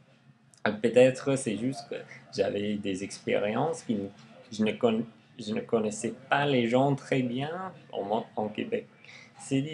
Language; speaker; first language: French; non-native, learner; English